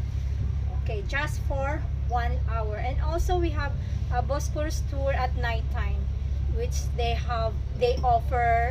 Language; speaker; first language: English; non-native, local second language; Filipino